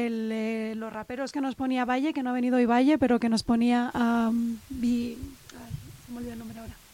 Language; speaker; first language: Spanish; native; Spanish